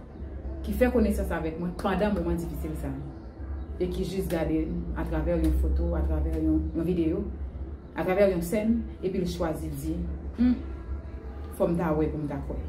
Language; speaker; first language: French; non-native, learner; Haitian Creole